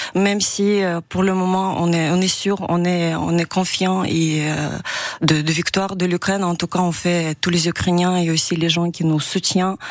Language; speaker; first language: French; non-native, fluent; Ukrainian